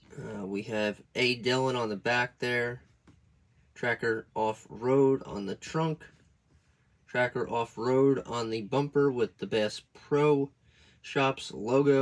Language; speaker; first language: English; native; English